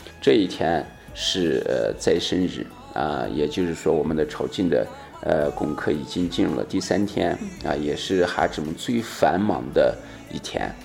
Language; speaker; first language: Chinese; native; Chinese